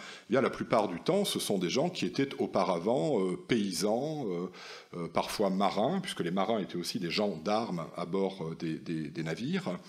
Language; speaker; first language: French; native; French